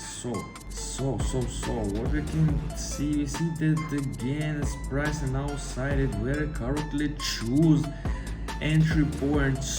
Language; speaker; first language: English; non-native, fluent; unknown